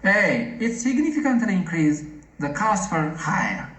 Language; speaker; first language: English; non-native, local second language; Amharic